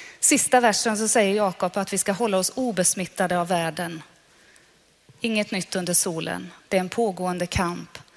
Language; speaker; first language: Swedish; non-native, fluent; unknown